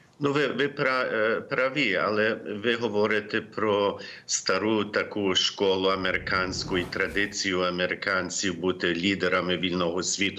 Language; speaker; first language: Ukrainian; early bilingual, heritage; Ukrainian